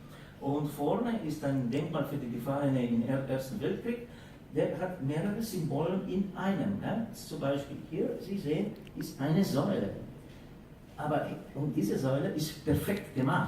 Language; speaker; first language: German; non-native, fluent; Slovenian